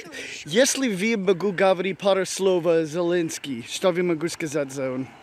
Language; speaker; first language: Russian; non-native, learner; English